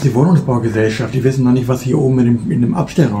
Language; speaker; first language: German; native; German